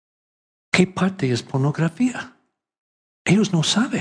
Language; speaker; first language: Spanish; non-native, learner; English